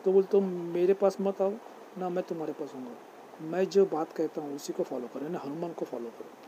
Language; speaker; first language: Hindi; non-native, local second language; Marathi